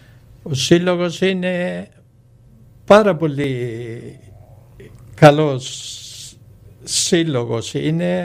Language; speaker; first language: Greek; early bilingual, other home language; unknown